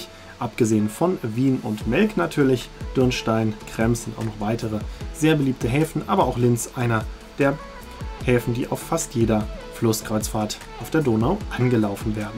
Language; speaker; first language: German; native; German